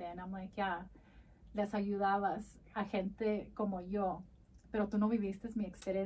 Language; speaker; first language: Spanish; early bilingual, heritage; Spanish